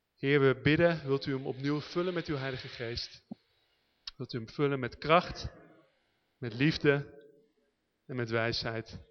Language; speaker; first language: Dutch; native; Dutch